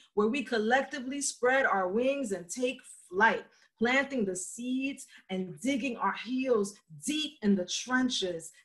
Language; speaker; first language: English; early bilingual, other home language; Spanish